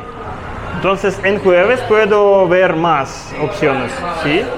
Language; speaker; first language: Spanish; non-native, learner; Russian